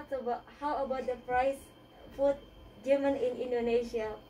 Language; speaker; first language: English; non-native, learner; Indonesian